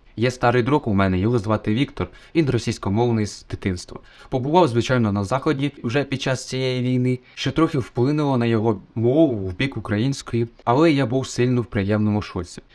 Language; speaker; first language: Ukrainian; native; Ukrainian